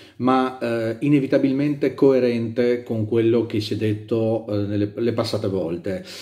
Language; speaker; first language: Italian; native; Italian